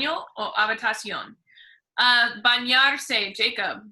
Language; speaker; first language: Spanish; non-native, fluent; English